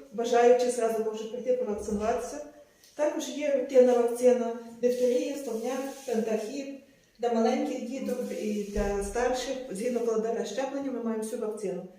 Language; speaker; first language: Ukrainian; native; Ukrainian